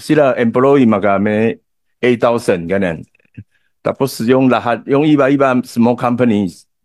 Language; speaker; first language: Filipino; non-native, learner; Chinese